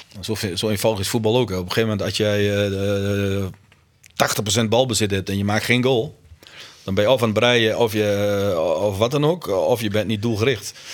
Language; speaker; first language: Dutch; native; Dutch